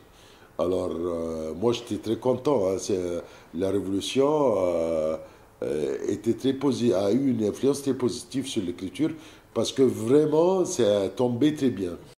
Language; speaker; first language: French; non-native, fluent; Arabic